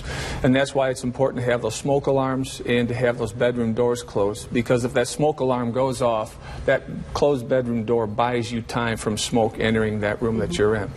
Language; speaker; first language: English; native; English